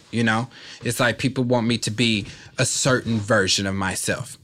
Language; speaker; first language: English; native; English